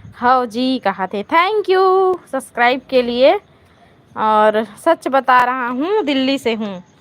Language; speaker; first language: Hindi; native; Hindi